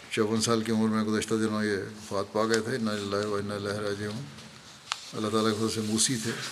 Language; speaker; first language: Urdu; native; Urdu